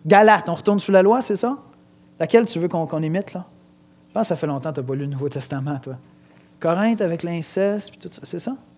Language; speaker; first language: French; native; French